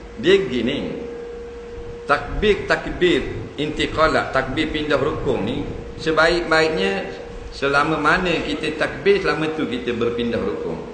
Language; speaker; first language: Malay; native; Malay